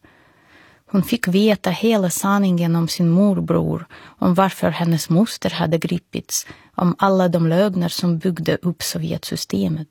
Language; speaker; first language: Swedish; non-native, fluent; Russian